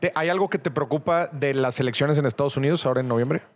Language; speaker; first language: Spanish; native; Spanish